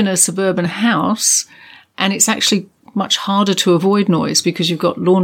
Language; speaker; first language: English; native; English